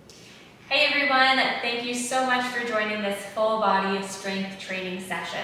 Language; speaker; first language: English; native; English